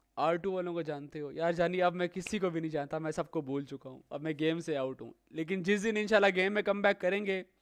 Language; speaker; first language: Urdu; native; Urdu